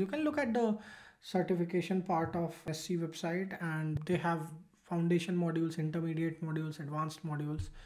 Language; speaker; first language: English; non-native, local second language; Hindi